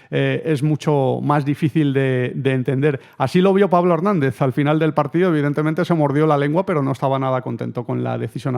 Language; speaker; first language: Spanish; native; Spanish